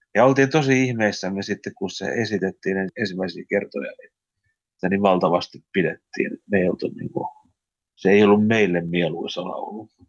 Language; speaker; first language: Finnish; early bilingual, heritage; Finnish